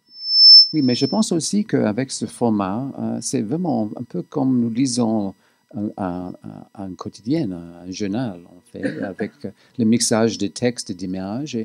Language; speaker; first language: French; non-native, fluent; English